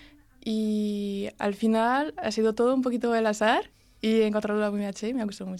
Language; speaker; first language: Spanish; early bilingual, heritage; French